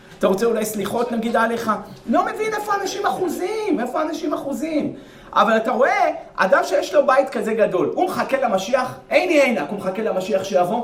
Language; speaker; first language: Hebrew; native; Hebrew